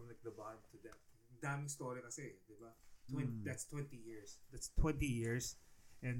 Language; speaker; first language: English; non-native, local second language; Filipino